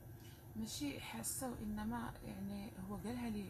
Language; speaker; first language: Arabic; native; Arabic